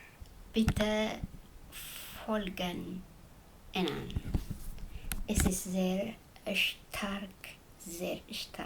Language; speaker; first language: German; non-native, learner; Amharic